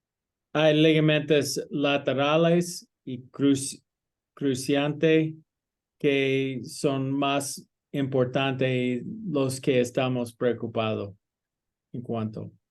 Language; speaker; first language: Spanish; non-native, learner; English